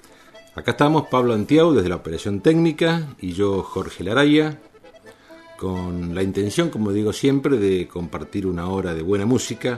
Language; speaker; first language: Spanish; native; Spanish